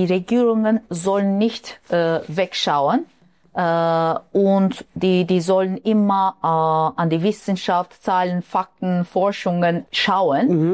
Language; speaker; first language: German; non-native, fluent; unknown